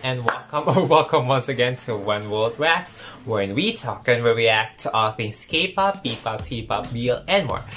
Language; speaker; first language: English; non-native, local second language; Filipino